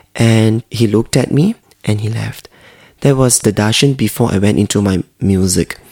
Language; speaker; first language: English; non-native, local second language; Hakka Chinese